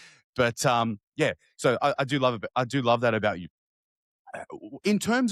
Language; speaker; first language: English; native; English